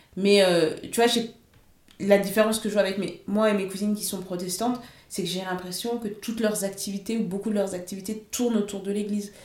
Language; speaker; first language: French; early bilingual, other home language; Lingala